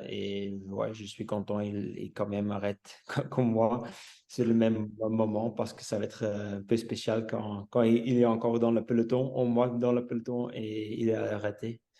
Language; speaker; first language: French; non-native, local second language; Dutch